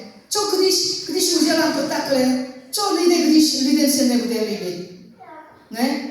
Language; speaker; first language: Czech; non-native, learner; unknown